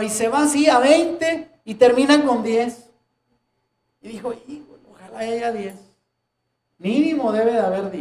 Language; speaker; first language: Spanish; native; Spanish